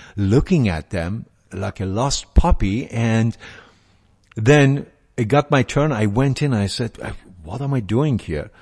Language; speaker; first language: English; non-native, fluent; Persian